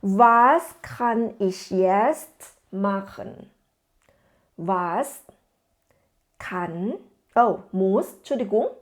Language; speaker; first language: German; non-native, fluent; Thai